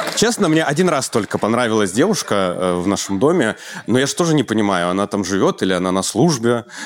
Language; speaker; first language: Russian; native; Russian